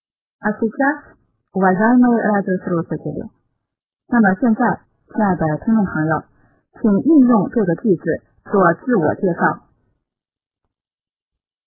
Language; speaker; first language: Russian; non-native, fluent; Chinese